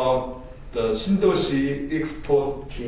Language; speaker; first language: English; non-native, learner; Korean